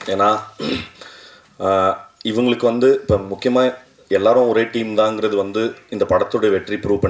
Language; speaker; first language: Tamil; native; Tamil